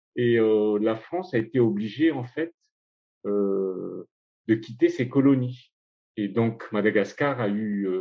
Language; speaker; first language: French; non-native, local second language; Malagasy